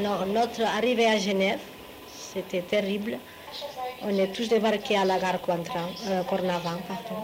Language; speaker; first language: French; non-native, fluent; Spanish